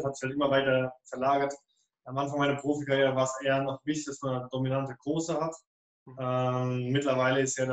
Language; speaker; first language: German; native; German